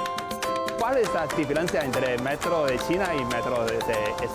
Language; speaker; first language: Spanish; non-native, learner; Chinese